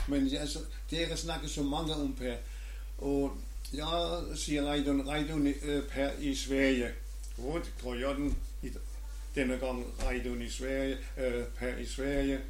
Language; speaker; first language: Danish; non-native, learner; German